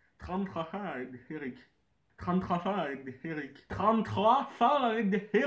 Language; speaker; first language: French; native; French